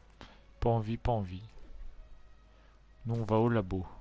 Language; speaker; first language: French; native; French